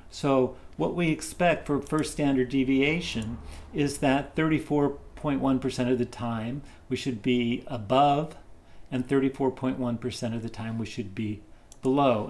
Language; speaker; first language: English; native; English